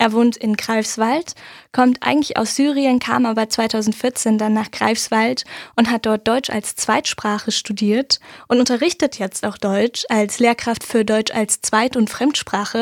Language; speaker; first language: German; native; German